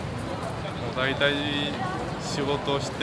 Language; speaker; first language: Japanese; non-native, fluent; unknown